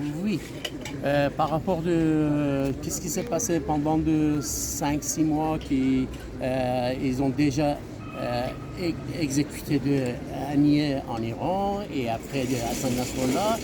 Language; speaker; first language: French; non-native, fluent; Persian